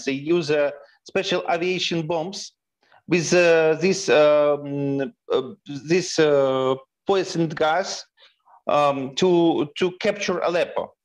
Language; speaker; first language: English; non-native, fluent; Ukrainian